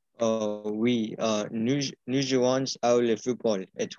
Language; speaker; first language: French; non-native, learner; English